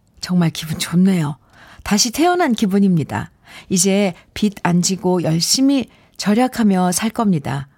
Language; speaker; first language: Korean; native; Korean